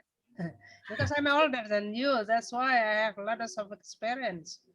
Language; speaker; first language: English; non-native, fluent; Indonesian